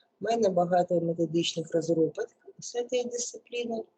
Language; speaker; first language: Ukrainian; non-native, local second language; Russian